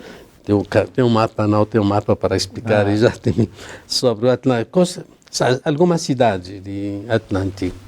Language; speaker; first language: Portuguese; non-native, learner; Arabic